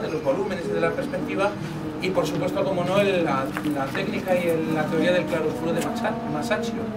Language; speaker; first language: Spanish; native; Spanish